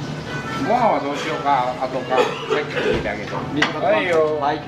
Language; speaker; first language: Japanese; native; Japanese